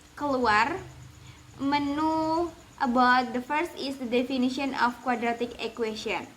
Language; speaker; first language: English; non-native, learner; Indonesian